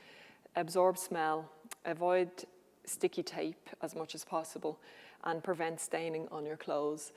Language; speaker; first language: English; native; English